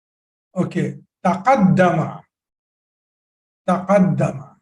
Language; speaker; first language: Arabic; non-native, fluent; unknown